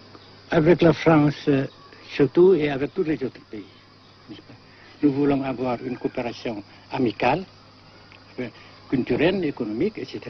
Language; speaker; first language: French; non-native, local second language; Vietnamese